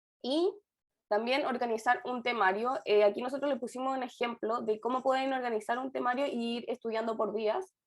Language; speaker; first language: Spanish; native; Spanish